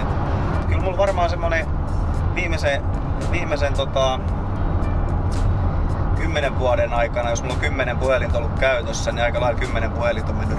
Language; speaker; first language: Finnish; native; Finnish